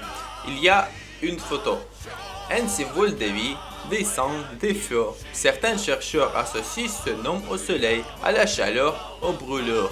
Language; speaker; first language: French; non-native, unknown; Ukrainian